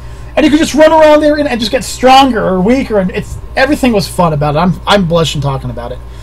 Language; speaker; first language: English; native; English